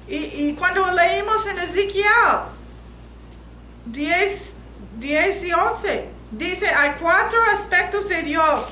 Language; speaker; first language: Spanish; non-native, learner; English